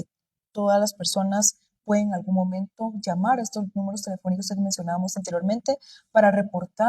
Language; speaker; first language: Spanish; native; Spanish